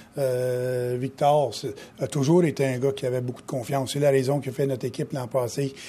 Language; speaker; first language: French; native; French